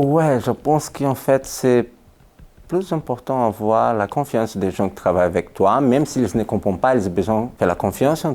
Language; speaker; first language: French; non-native, fluent; Portuguese